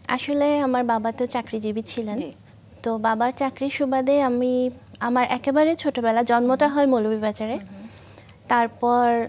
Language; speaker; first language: Bangla; native; Bangla